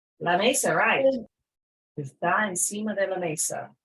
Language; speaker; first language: Spanish; non-native, fluent; English